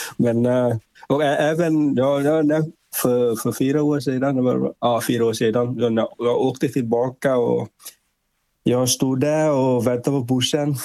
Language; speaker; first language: Swedish; non-native, fluent; Vietnamese